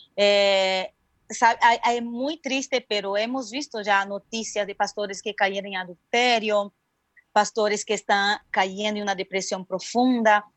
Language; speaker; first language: Spanish; non-native, fluent; Portuguese